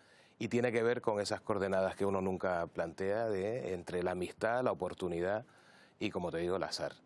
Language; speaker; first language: Spanish; native; Spanish